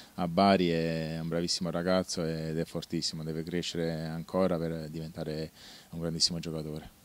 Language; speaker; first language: Italian; native; Italian